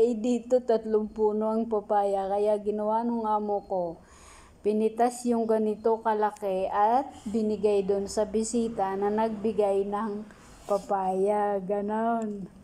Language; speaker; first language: Filipino; native; Filipino